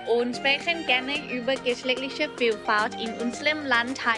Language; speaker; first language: German; non-native, learner; Thai